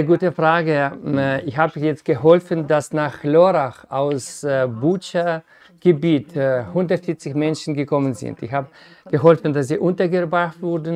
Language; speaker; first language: German; non-native, fluent; Ukrainian